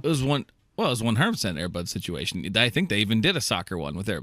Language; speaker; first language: English; native; English